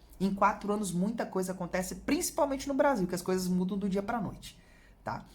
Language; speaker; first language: Portuguese; native; Portuguese